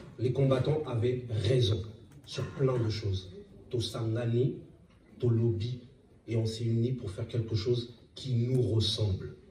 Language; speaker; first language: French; native; French